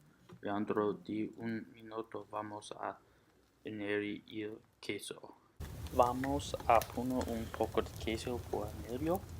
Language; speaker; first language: Spanish; non-native, learner; English